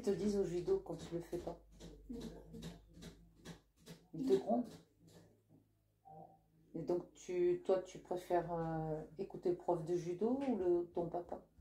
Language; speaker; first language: French; native; French